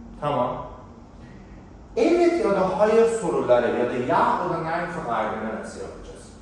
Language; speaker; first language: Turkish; non-native, fluent; Persian